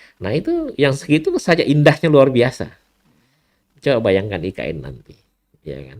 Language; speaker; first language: Indonesian; native; Indonesian